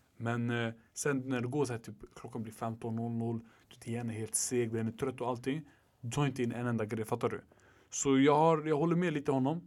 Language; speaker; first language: Swedish; early bilingual, other home language; Arabic